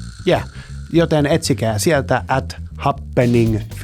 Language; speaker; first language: Finnish; native; Finnish